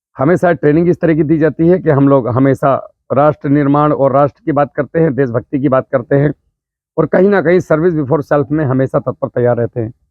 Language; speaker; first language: Hindi; native; Hindi